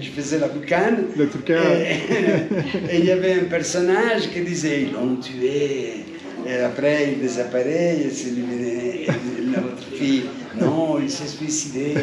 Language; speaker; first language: French; non-native, fluent; Italian